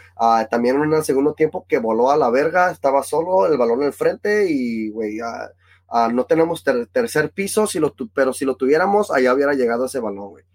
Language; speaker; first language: Spanish; early bilingual, heritage; Spanish